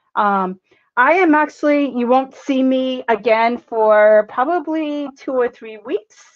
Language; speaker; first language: English; native; English